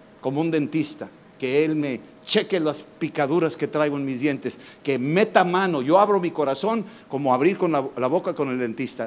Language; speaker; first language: Spanish; native; Spanish